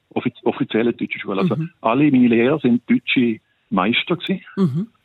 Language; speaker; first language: German; native; German